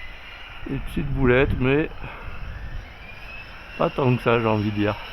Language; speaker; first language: French; native; French